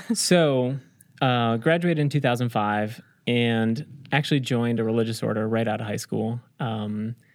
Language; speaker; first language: English; early bilingual, other home language; Arabic